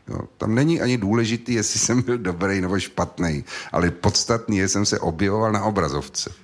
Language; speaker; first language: Czech; native; Czech